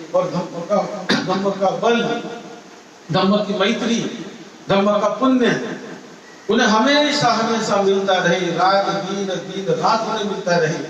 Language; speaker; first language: Hindi; non-native, local second language; Marathi